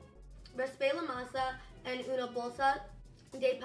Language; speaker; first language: Spanish; non-native, learner; English